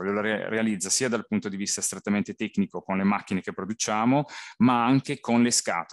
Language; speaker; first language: Italian; native; Italian